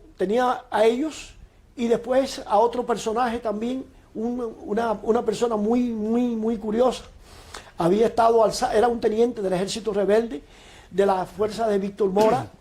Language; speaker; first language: Spanish; native; Spanish